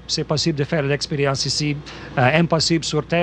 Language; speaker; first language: French; non-native, local second language; English